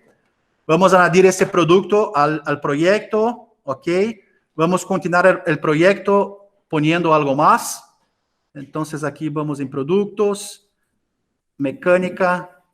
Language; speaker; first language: Spanish; non-native, fluent; Portuguese